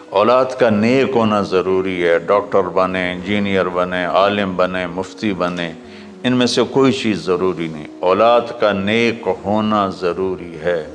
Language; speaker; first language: Urdu; non-native, local second language; Punjabi